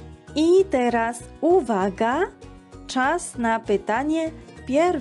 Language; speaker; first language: Polish; non-native, fluent; Georgian